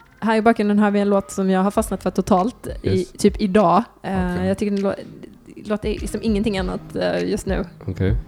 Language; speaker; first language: Swedish; native; Swedish